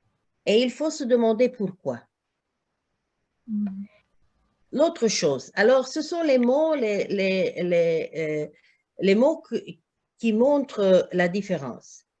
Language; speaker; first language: French; non-native, learner; Croatian